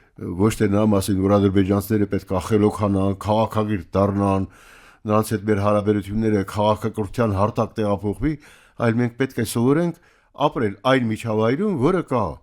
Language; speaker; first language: Armenian; native; Armenian